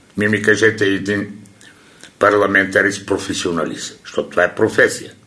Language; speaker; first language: Bulgarian; non-native, local second language; Turkish